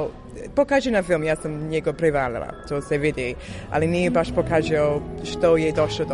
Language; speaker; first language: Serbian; non-native, learner; English